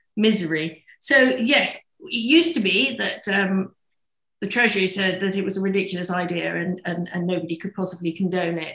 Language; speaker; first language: English; native; English